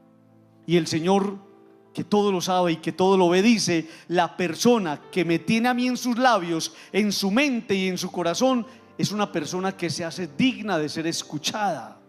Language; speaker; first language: Spanish; native; Spanish